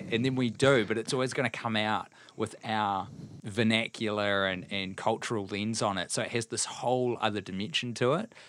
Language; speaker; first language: English; native; English